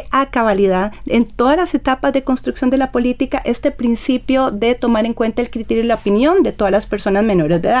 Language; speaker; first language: Spanish; native; Spanish